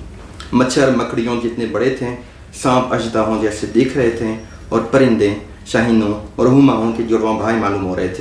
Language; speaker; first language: Urdu; non-native, fluent; French